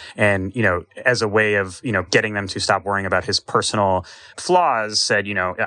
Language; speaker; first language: English; native; English